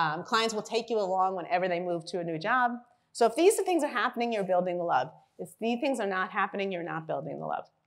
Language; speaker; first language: English; native; English